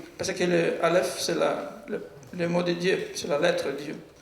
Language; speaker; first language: French; non-native, learner; Portuguese